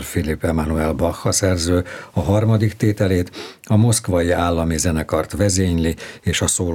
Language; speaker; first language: Hungarian; native; Hungarian